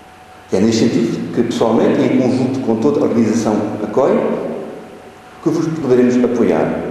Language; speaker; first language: Portuguese; native; Portuguese